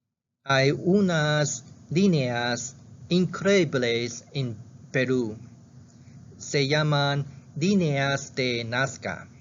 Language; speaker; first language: Spanish; non-native, learner; Chinese